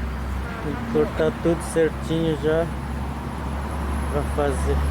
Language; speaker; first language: Portuguese; non-native, local second language; Guarani